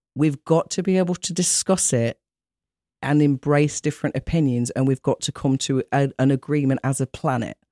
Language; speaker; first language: English; native; English